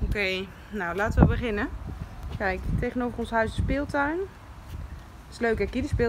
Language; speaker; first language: Dutch; native; Dutch